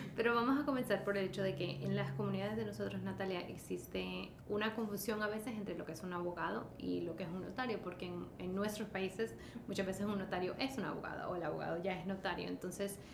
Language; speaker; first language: Spanish; early bilingual, heritage; Spanish